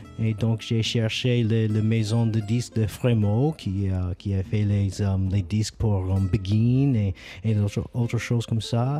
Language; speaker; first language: French; non-native, learner; English